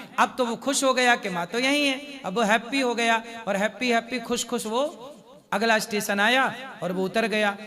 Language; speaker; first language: Hindi; native; Hindi